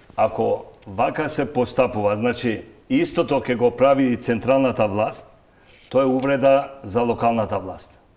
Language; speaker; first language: Macedonian; non-native, local second language; Albanian